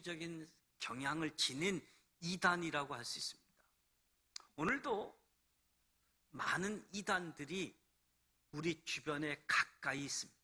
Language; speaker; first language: Korean; native; Korean